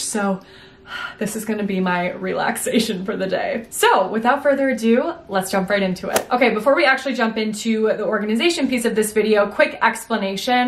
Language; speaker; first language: English; native; English